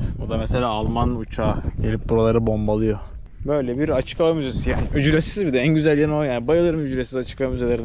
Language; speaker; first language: Turkish; native; Turkish